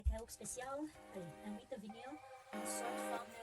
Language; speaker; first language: Dutch; non-native, fluent; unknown